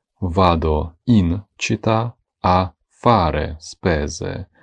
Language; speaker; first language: Italian; non-native, fluent; Ukrainian